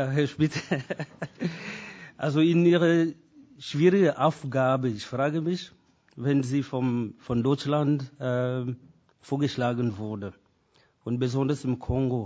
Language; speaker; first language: German; non-native, fluent; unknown